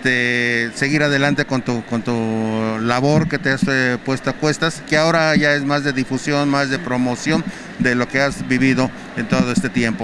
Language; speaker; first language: Spanish; native; Spanish